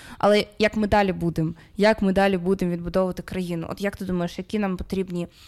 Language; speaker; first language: Ukrainian; non-native, local second language; Russian